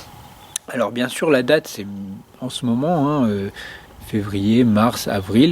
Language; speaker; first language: French; native; French